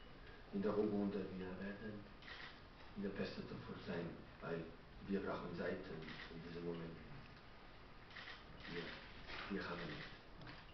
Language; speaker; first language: German; non-native, learner; Catalan